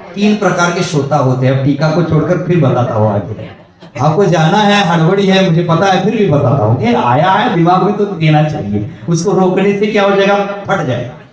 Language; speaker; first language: Hindi; non-native, local second language; Marathi